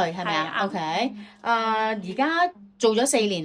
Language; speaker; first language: Cantonese; native; Cantonese